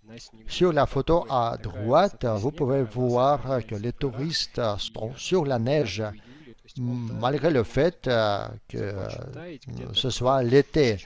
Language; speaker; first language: French; non-native, fluent; Russian